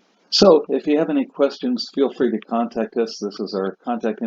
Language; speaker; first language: English; native; English